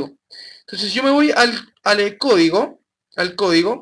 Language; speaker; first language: Spanish; native; Spanish